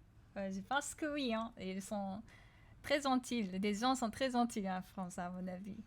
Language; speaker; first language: French; non-native, fluent; Japanese